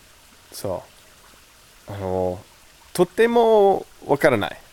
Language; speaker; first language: Japanese; non-native, learner; English